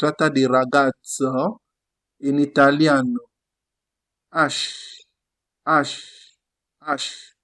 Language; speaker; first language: Italian; non-native, fluent; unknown